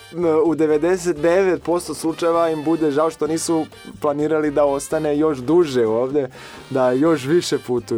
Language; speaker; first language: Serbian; non-native, fluent; Portuguese